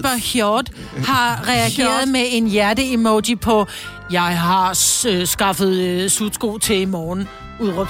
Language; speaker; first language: Danish; native; Danish